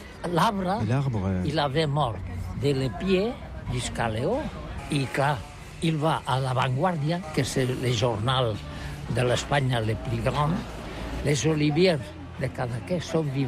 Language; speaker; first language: French; non-native, learner; Catalan